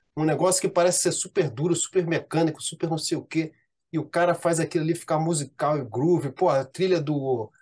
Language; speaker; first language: Portuguese; native; Portuguese